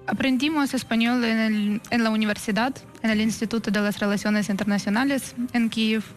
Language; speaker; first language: Spanish; non-native, fluent; Ukrainian